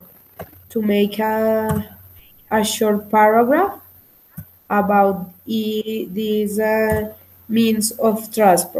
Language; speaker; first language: English; non-native, learner; Spanish